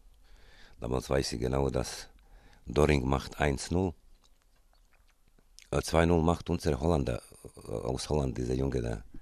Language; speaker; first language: German; non-native, fluent; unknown